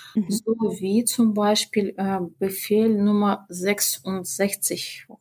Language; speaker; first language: German; non-native, fluent; Russian